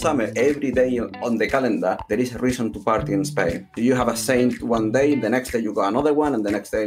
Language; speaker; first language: English; non-native, fluent; Spanish